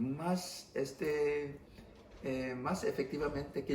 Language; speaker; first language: Spanish; non-native, fluent; English